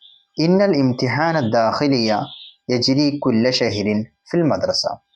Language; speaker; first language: Arabic; non-native, fluent; Malayalam